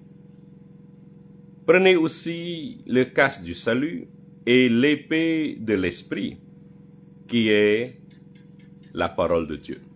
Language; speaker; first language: French; non-native, fluent; Khmer